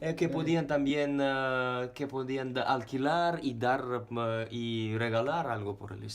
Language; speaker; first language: Spanish; non-native, fluent; Ukrainian